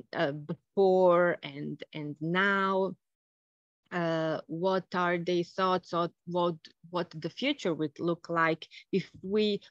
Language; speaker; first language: English; non-native, fluent; Bosnian